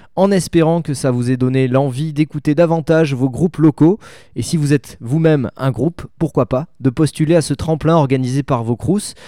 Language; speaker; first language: French; native; French